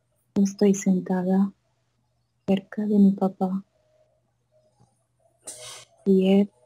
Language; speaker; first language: Spanish; non-native, fluent; Italian